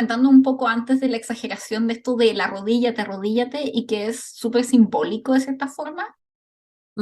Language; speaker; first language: Spanish; native; Spanish